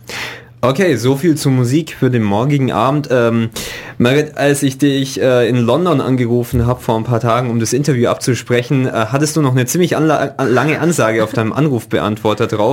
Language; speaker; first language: German; native; German